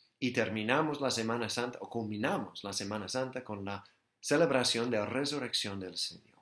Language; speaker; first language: Spanish; non-native, fluent; English